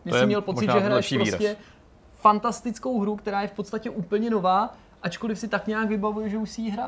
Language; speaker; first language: Czech; native; Czech